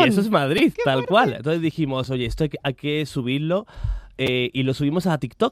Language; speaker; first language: Spanish; native; Spanish